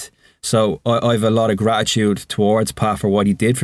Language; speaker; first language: English; native; English